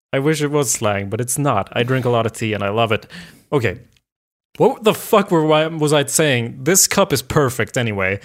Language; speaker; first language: English; non-native, fluent; Swedish